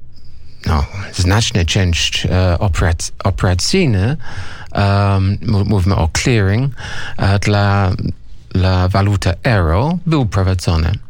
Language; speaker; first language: Polish; non-native, learner; English